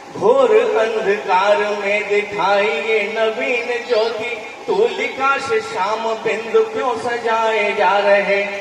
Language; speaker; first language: Hindi; native; Hindi